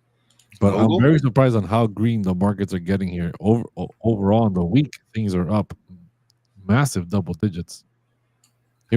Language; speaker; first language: English; native; English